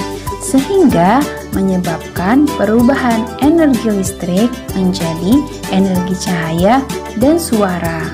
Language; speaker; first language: Indonesian; native; Indonesian